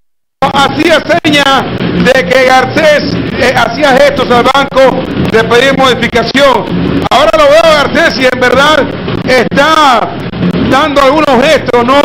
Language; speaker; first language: Spanish; native; Spanish